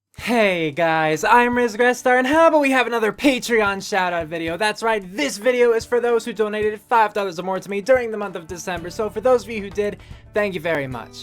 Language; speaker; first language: English; native; English